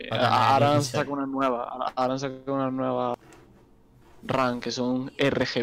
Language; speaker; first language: Spanish; native; Spanish